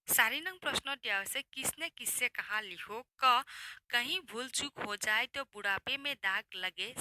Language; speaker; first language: Hindi; non-native, local second language; Assamese